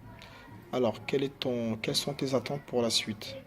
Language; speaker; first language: French; native; French